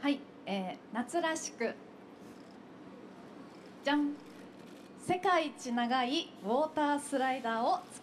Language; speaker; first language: Japanese; native; Japanese